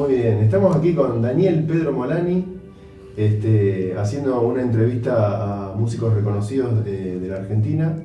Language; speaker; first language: Spanish; native; Spanish